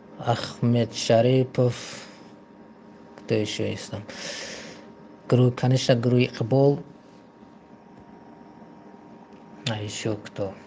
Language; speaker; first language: Russian; non-native, local second language; Tajik